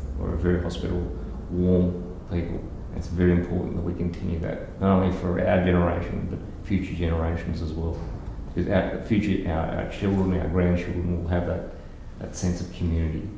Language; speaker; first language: English; early bilingual, other home language; Russian